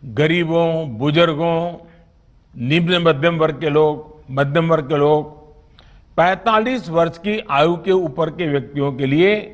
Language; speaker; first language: Hindi; non-native, local second language; Gujarati